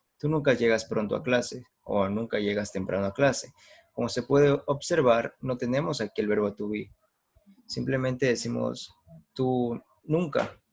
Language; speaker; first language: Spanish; native; Spanish